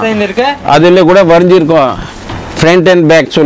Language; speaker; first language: Tamil; non-native, local second language; Hindi